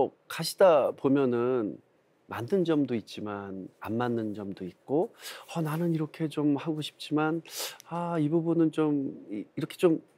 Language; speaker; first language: Korean; native; Korean